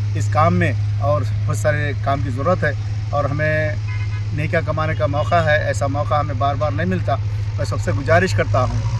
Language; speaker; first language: Hindi; non-native, local second language; Urdu